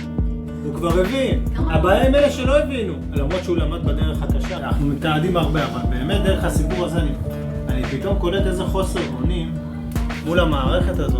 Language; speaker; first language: Hebrew; native; Hebrew